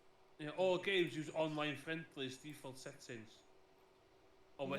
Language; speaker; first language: Welsh; native; Welsh